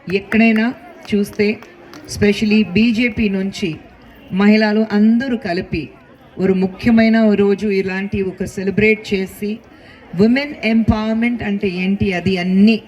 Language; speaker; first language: Telugu; non-native, local second language; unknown